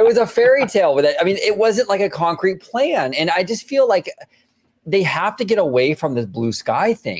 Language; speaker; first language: English; native; English